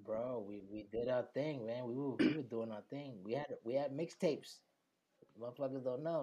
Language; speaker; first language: English; early bilingual, other home language; Spanish